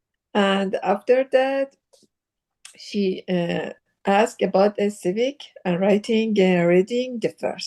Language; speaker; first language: English; non-native, learner; Persian